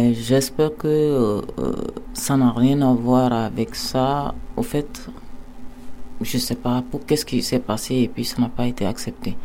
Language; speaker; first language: French; non-native, local second language; Bambara